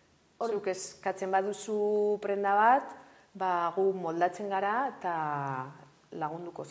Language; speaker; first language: Basque; non-native, local second language; Spanish